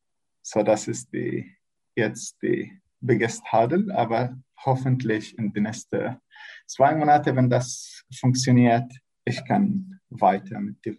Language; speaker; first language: German; non-native, learner; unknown